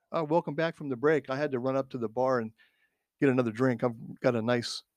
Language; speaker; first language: English; native; English